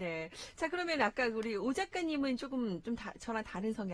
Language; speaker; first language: Korean; native; Korean